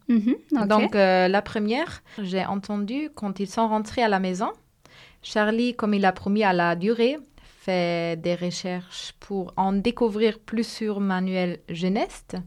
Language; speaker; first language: French; non-native, fluent; Spanish